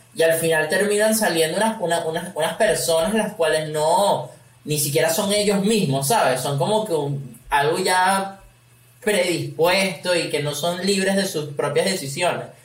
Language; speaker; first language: Spanish; native; Spanish